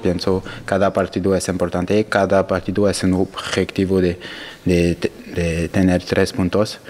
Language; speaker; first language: Spanish; non-native, learner; French